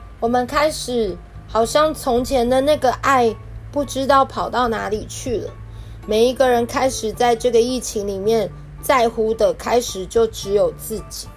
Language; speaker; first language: Chinese; native; Chinese